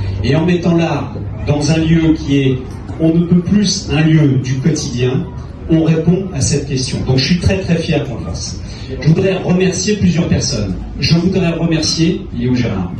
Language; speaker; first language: French; native; French